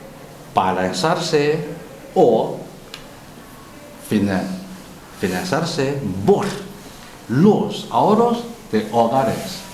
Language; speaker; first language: Spanish; non-native, learner; Chinese